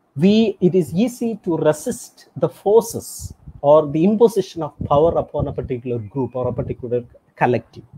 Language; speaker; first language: English; non-native, local second language; Tamil